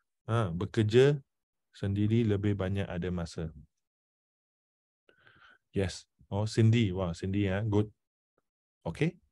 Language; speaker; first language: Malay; non-native, local second language; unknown